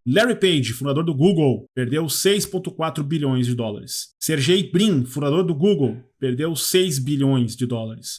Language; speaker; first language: Portuguese; native; Portuguese